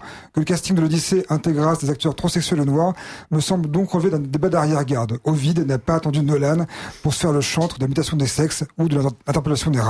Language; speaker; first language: French; native; French